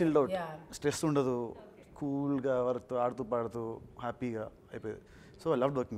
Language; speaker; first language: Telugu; non-native, learner; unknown